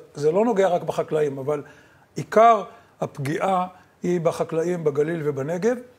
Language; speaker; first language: Hebrew; native; Hebrew